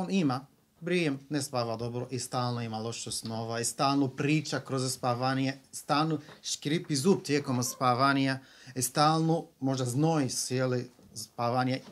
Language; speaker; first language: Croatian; non-native, learner; Arabic